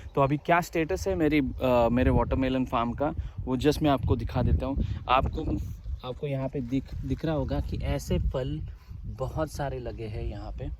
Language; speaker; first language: Hindi; non-native, local second language; Marathi